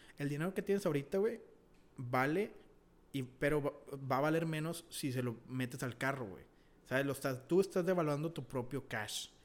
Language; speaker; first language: Spanish; early bilingual, heritage; Spanish